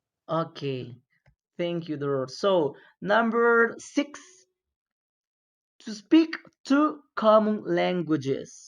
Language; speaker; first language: English; non-native, fluent; Spanish